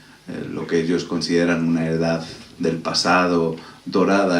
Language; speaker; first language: Spanish; native; Spanish